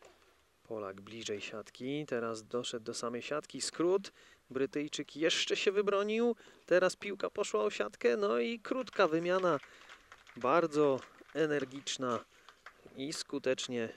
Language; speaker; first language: Polish; native; Polish